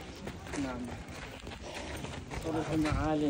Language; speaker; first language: Arabic; non-native, learner; Bangla